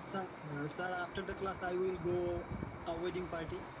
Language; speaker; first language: English; non-native, learner; Bangla